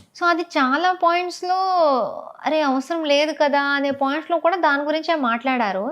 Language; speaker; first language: Telugu; non-native, local second language; Tamil